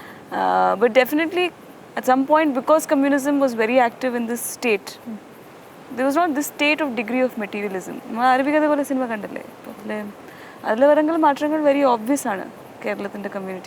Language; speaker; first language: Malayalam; non-native, fluent; Tamil